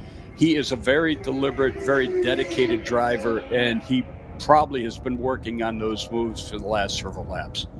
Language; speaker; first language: English; native; English